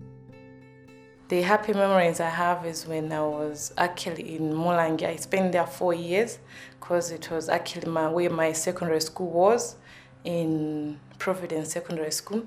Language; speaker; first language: English; non-native, local second language; Nyanja